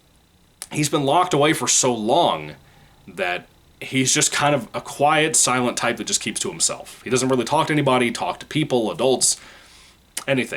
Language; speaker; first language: English; native; English